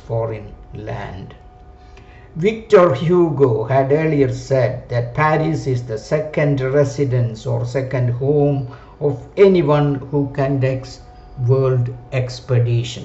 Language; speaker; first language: English; non-native, local second language; Malayalam